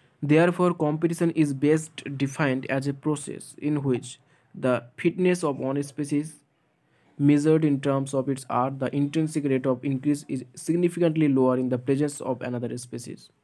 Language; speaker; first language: English; non-native, local second language; Bangla